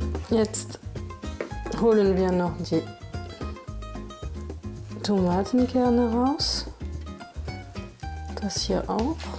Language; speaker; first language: German; non-native, fluent; French